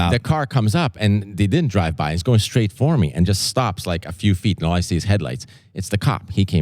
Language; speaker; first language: English; native; English